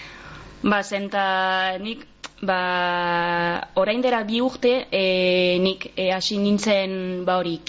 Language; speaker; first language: Basque; non-native, local second language; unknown